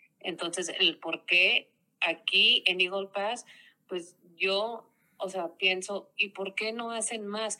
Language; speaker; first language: Spanish; early bilingual, heritage; Spanish